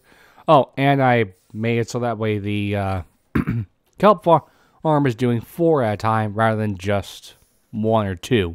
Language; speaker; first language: English; native; English